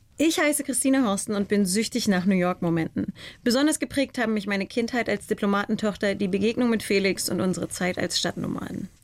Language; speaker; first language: German; native; German